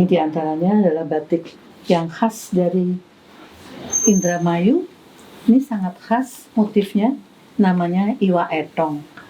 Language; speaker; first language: Indonesian; non-native, local second language; Javanese